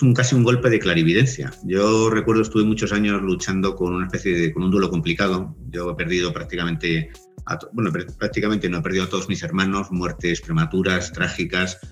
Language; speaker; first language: Spanish; native; Spanish